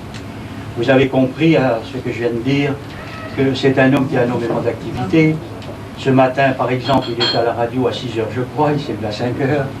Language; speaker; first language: French; native; French